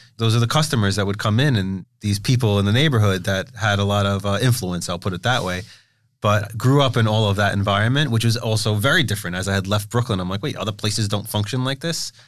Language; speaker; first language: English; native; English